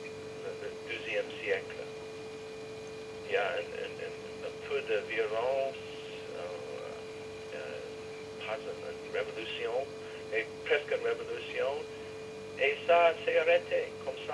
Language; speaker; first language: French; non-native, fluent; English